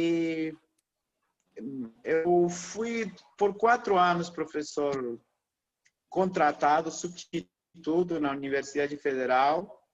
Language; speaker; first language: Portuguese; non-native, fluent; Spanish